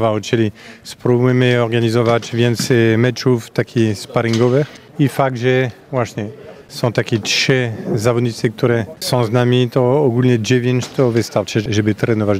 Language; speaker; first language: Polish; non-native, fluent; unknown